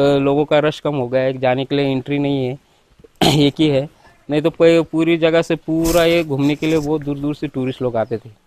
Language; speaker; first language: Hindi; non-native, local second language; Marathi